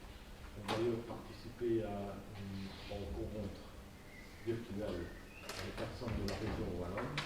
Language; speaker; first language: French; native; French